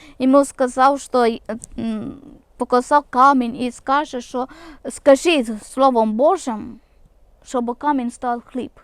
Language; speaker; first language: Ukrainian; non-native, local second language; Malayalam